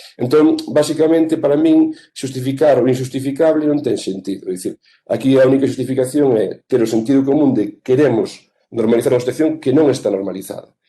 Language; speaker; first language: Galician; native; Galician